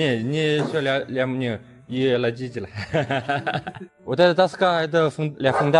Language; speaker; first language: Russian; non-native, learner; Chinese